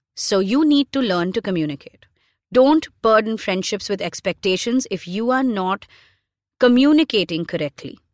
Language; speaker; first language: English; non-native, local second language; Hindi